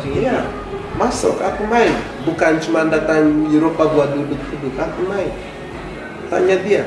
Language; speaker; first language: Indonesian; non-native, fluent; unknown